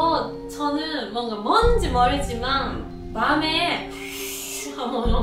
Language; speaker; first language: Korean; non-native, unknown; Japanese